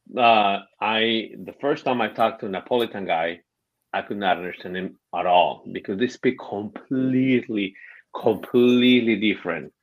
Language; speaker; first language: English; non-native, fluent; Spanish